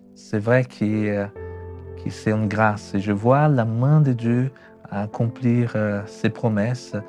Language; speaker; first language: French; non-native, fluent; Portuguese